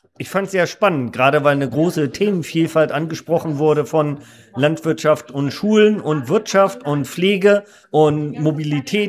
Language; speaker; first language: German; native; German